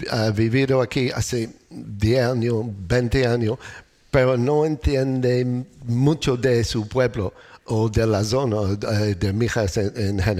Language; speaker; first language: Spanish; non-native, learner; English